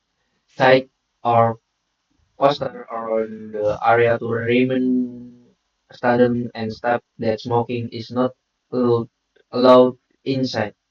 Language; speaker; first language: English; non-native, learner; Indonesian